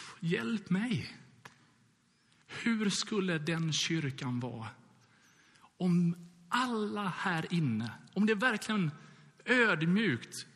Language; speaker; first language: Swedish; native; Swedish